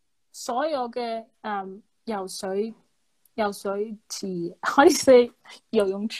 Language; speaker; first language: Cantonese; non-native, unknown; English